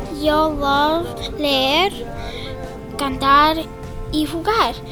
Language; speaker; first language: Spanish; non-native, learner; English